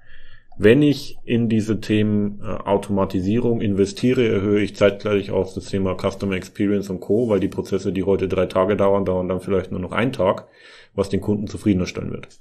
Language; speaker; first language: German; native; German